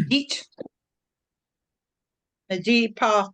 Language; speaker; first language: French; non-native, learner; English